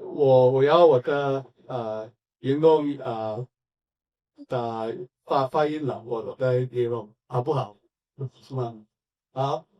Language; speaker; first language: Chinese; non-native, learner; English